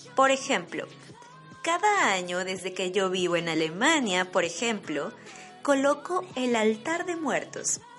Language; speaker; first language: Spanish; native; Spanish